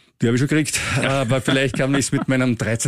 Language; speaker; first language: German; native; German